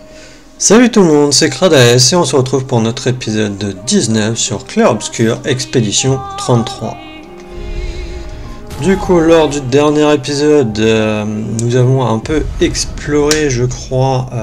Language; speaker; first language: French; native; French